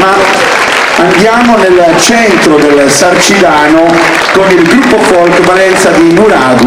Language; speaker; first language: Italian; native; Italian